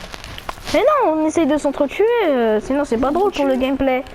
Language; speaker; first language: French; native; French